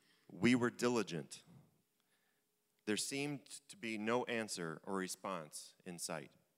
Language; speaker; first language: English; native; English